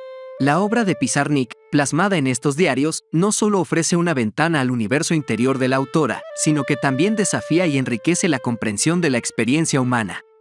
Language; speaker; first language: Spanish; native; Spanish